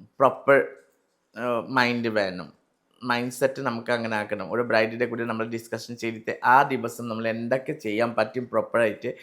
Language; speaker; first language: Malayalam; non-native, learner; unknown